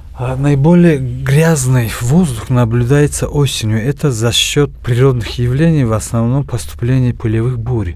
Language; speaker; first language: Russian; non-native, local second language; Tajik